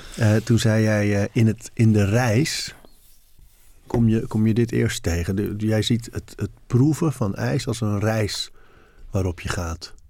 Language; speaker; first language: Dutch; native; Dutch